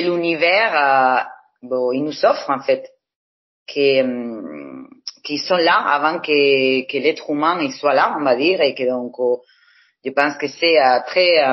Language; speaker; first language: French; non-native, fluent; Spanish